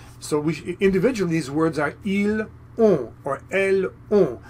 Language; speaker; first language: English; native; English